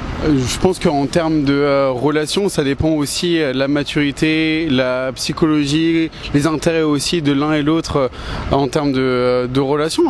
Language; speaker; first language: French; native; French